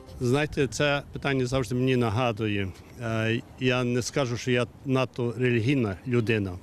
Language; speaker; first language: Ukrainian; non-native, fluent; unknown